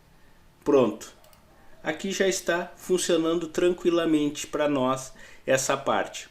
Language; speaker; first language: Portuguese; native; Portuguese